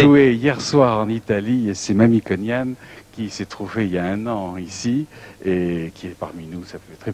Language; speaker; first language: French; native; French